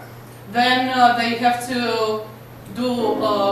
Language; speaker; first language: English; non-native, learner; Romanian